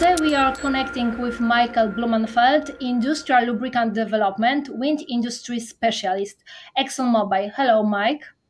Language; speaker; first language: English; non-native, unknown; Polish